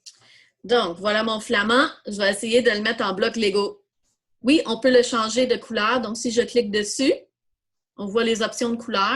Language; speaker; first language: French; native; French